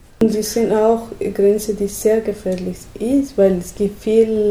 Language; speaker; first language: German; non-native, learner; Spanish